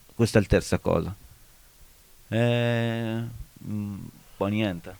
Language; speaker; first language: Italian; non-native, learner; Arabic